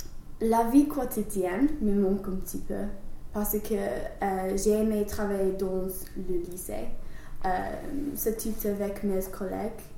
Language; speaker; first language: French; non-native, learner; English